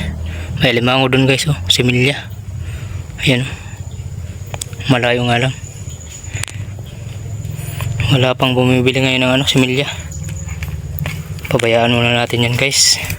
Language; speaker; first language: Filipino; native; Filipino